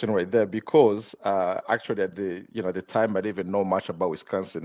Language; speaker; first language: English; non-native, local second language; Kinyarwanda